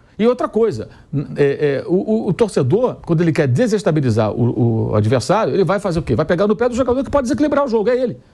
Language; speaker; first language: Portuguese; native; Portuguese